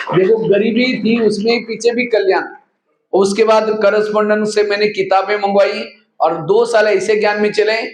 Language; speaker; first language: Hindi; non-native, local second language; Marathi